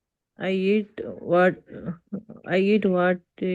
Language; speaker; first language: English; non-native, learner; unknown